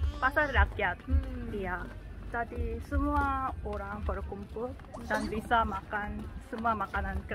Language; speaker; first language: Indonesian; non-native, learner; Korean